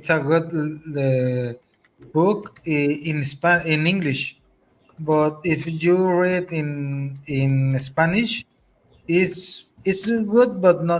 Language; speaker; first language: English; non-native, learner; Spanish